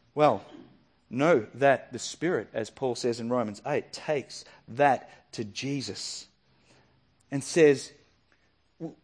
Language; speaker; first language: English; native; English